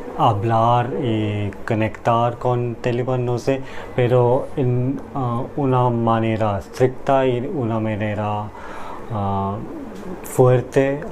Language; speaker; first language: Spanish; non-native, learner; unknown